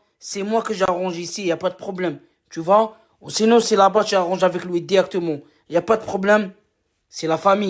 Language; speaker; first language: French; non-native, learner; Arabic